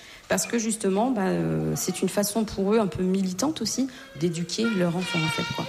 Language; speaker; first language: French; native; French